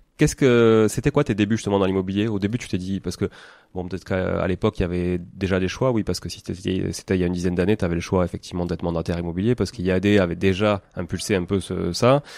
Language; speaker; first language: French; native; French